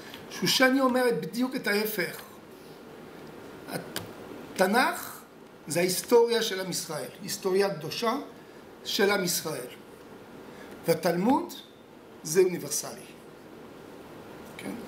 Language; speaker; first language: Hebrew; non-native, fluent; French